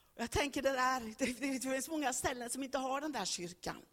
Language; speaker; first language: Swedish; native; Swedish